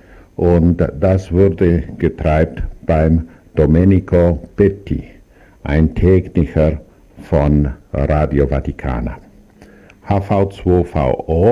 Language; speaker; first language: German; non-native, learner; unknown